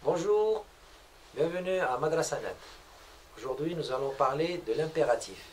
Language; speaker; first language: French; non-native, local second language; Arabic